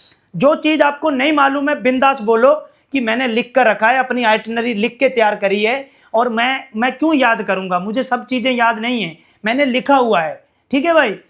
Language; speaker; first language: Hindi; native; Hindi